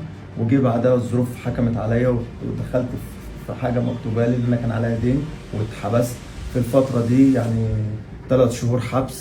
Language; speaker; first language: Arabic; native; Arabic